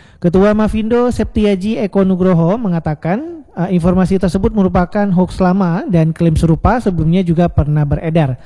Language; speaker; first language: Indonesian; native; Indonesian